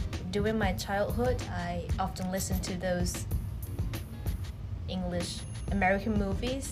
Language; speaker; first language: English; non-native, fluent; Japanese